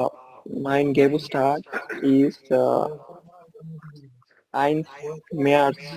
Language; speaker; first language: German; non-native, learner; Bangla